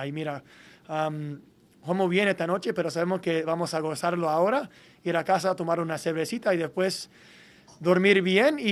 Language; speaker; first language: Spanish; non-native, fluent; English